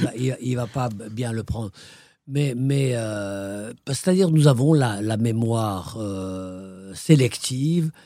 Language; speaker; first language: French; non-native, local second language; Arabic